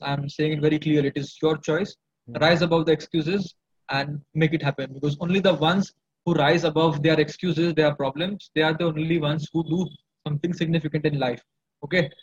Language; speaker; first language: English; non-native, local second language; Hindi